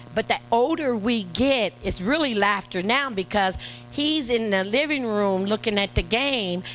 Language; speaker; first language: English; native; English